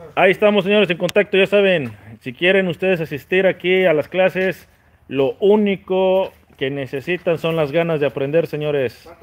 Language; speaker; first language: Spanish; native; Spanish